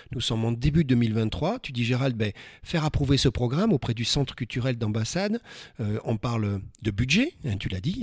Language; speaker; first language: French; native; French